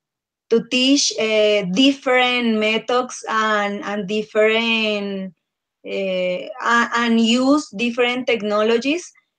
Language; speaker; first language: English; non-native, learner; Spanish